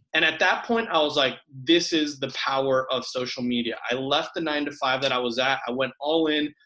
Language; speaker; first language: English; early bilingual, other home language; Spanish